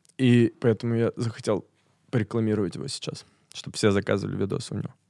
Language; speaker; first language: Russian; native; Russian